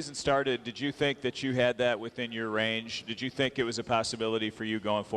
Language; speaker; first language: English; native; English